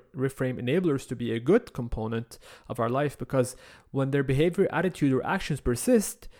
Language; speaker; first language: English; non-native, fluent; Arabic